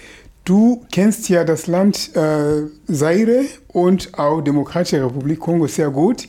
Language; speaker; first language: German; non-native, fluent; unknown